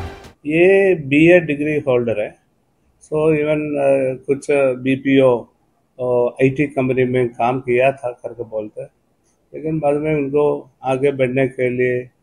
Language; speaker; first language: Hindi; non-native, local second language; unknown